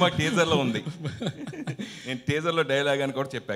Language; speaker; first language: Telugu; native; Telugu